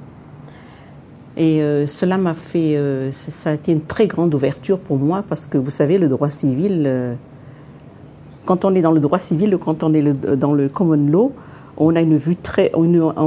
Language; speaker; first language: French; non-native, local second language; Malagasy